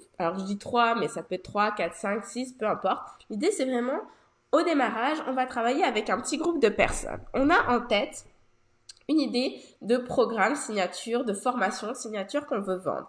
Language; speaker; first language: French; native; French